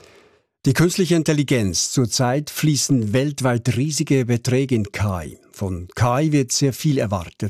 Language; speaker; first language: German; native; German